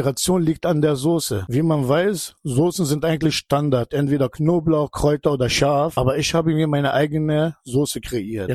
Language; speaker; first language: German; non-native, fluent; Turkish